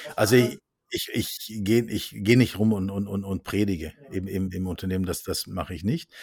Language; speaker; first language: German; non-native, fluent; Norwegian